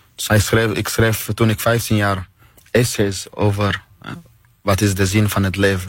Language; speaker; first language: Dutch; non-native, fluent; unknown